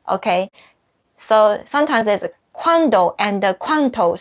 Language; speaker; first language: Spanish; non-native, learner; Chinese